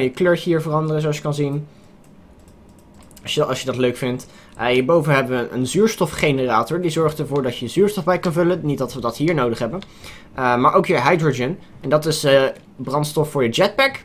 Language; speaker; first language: Dutch; native; Dutch